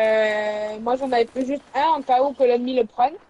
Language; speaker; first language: French; native; French